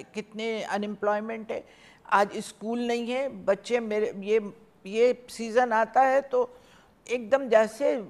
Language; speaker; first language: Hindi; native; Hindi